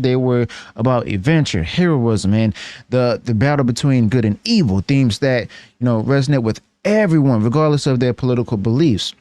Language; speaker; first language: English; native; English